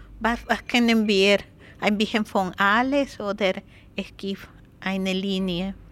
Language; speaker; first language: German; non-native, learner; Spanish